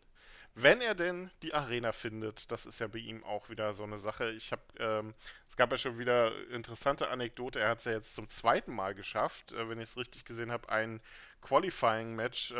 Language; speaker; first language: German; native; German